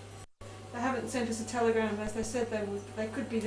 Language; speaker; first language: English; native; English